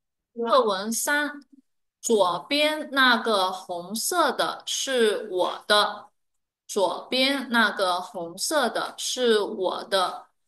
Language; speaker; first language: Chinese; non-native, fluent; Vietnamese